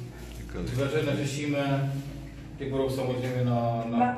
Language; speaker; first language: Czech; native; Czech